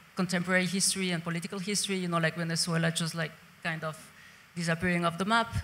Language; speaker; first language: English; non-native, fluent; Spanish